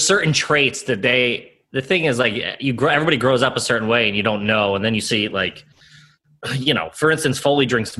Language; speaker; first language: English; native; English